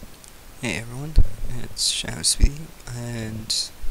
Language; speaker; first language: English; native; English